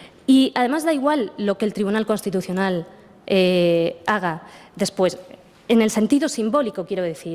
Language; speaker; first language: Spanish; native; Spanish